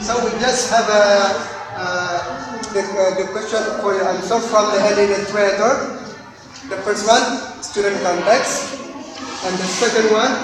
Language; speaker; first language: English; non-native, learner; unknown